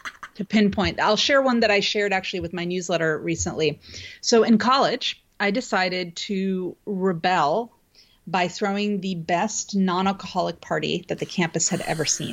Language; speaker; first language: English; native; English